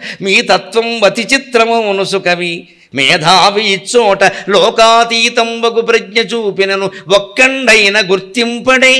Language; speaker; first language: Telugu; native; Telugu